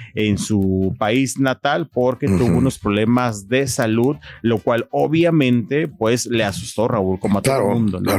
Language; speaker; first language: Spanish; native; Spanish